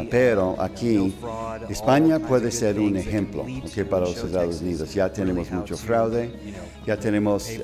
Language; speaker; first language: Spanish; non-native, fluent; English